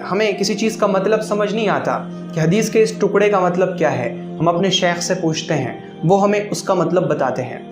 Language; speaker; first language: Urdu; native; Urdu